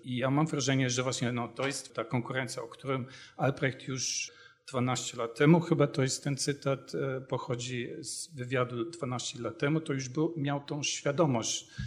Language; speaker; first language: Polish; non-native, fluent; German